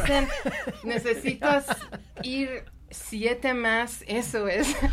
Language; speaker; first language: Spanish; non-native, learner; Persian